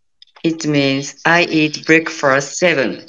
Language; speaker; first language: English; non-native, learner; Japanese